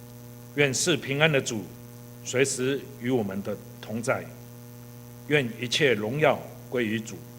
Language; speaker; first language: Chinese; native; Chinese